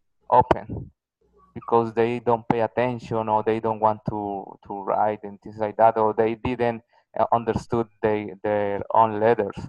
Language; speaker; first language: English; non-native, learner; Spanish